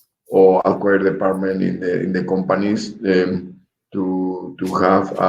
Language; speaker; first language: English; non-native, learner; Spanish